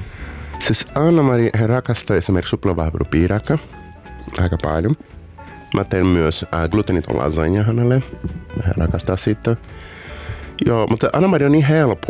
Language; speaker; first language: Finnish; non-native, learner; Portuguese